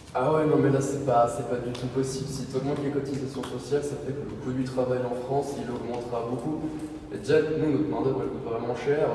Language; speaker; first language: French; native; French